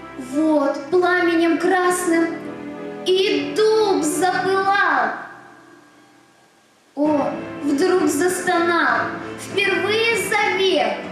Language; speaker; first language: Russian; native; Russian